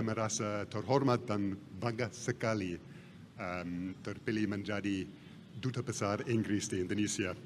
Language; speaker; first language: Indonesian; non-native, fluent; English